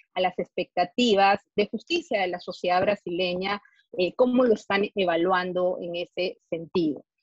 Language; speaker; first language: Spanish; native; Spanish